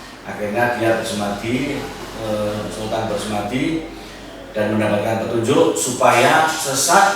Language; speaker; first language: Indonesian; native; Indonesian